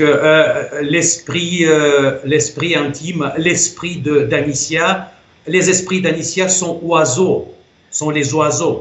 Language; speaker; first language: French; non-native, fluent; Russian